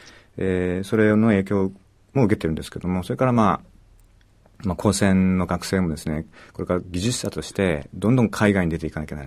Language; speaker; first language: Japanese; native; Japanese